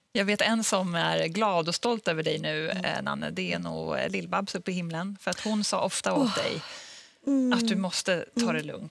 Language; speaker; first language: Swedish; native; Swedish